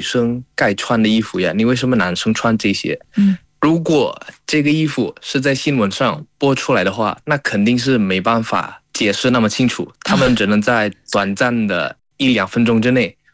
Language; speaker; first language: Chinese; non-native, fluent; Indonesian